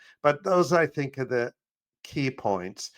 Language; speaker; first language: English; native; English